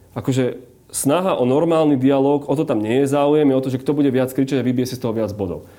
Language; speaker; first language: Slovak; native; Slovak